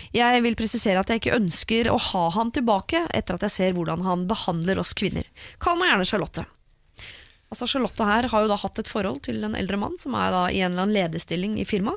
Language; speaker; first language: Norwegian; native; Norwegian